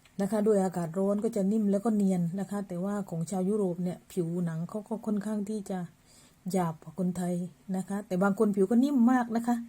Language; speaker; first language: Thai; native; Thai